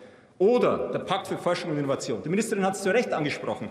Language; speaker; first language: German; native; German